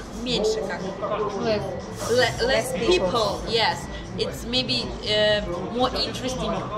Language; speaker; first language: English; non-native, learner; Russian